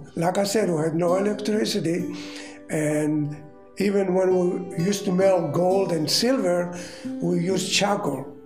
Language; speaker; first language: English; non-native, fluent; Greek